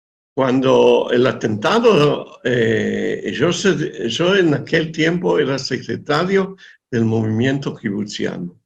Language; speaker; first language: Spanish; non-native, fluent; Hebrew